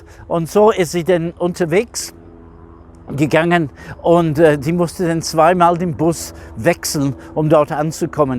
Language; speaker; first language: German; non-native, fluent; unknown